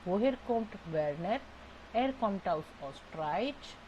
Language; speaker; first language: German; non-native, fluent; Hindi